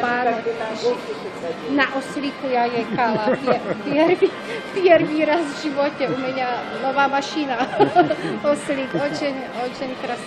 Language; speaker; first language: Russian; non-native, learner; Czech